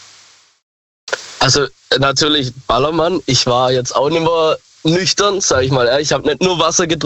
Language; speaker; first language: German; native; German